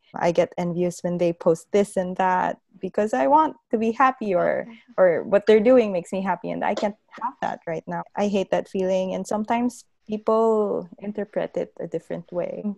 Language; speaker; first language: English; non-native, local second language; Hiligaynon